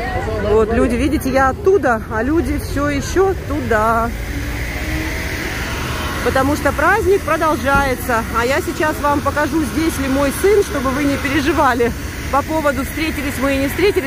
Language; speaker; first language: Russian; native; Russian